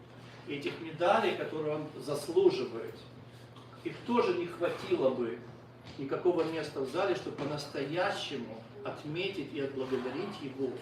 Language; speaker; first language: Russian; native; Russian